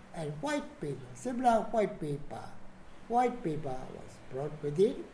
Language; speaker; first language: English; non-native, fluent; Burmese